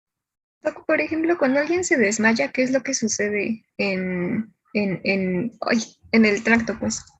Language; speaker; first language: Spanish; native; Spanish